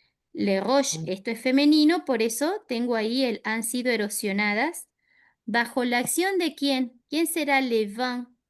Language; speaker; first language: Spanish; native; Spanish